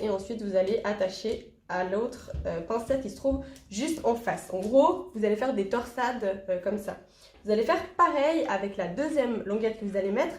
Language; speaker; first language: French; native; French